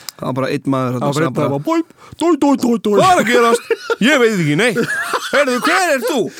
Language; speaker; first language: Icelandic; early bilingual, heritage; Icelandic